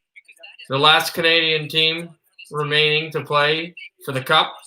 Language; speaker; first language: English; native; English